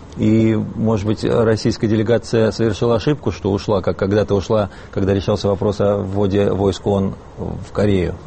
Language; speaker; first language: Russian; native; Russian